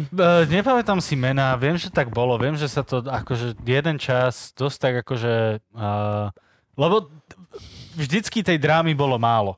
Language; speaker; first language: Slovak; native; Slovak